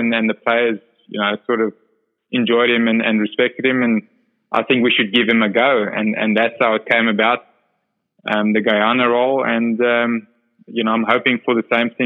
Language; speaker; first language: English; non-native, local second language; Afrikaans